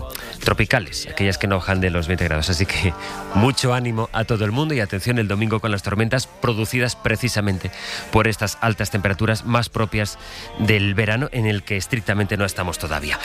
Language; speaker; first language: Spanish; native; Spanish